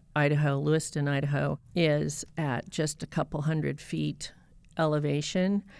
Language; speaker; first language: English; native; English